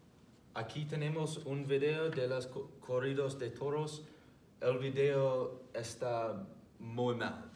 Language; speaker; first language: Spanish; non-native, learner; English